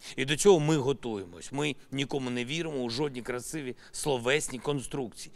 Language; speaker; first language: Ukrainian; non-native, local second language; Russian